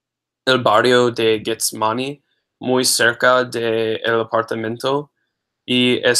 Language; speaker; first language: Spanish; non-native, learner; English